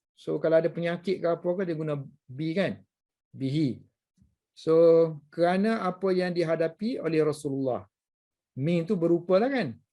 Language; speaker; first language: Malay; native; Malay